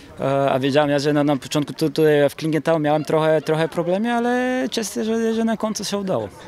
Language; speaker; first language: Polish; non-native, learner; Bulgarian